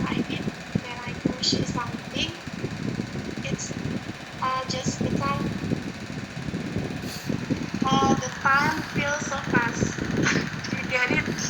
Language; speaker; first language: English; non-native, learner; Indonesian